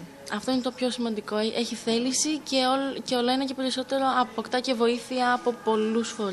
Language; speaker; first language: Greek; early bilingual, other home language; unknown